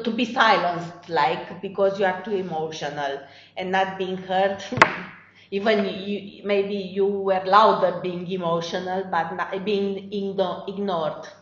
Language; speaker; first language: English; non-native, fluent; Romanian